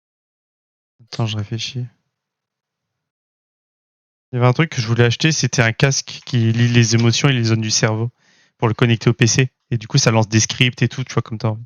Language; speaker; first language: French; native; French